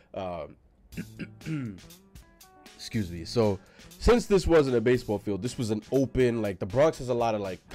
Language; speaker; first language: English; native; English